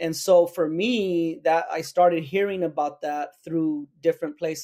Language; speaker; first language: English; native; English